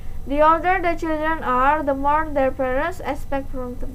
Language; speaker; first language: English; non-native, fluent; Indonesian